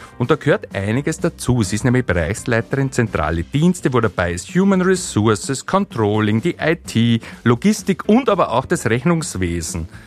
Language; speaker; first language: German; native; German